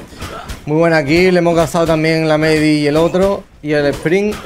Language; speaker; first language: Spanish; native; Spanish